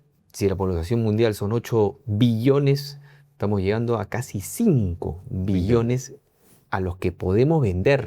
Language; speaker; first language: Spanish; native; Spanish